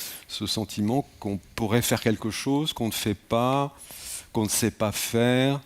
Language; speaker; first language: French; native; French